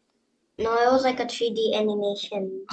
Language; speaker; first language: English; non-native, fluent; Indonesian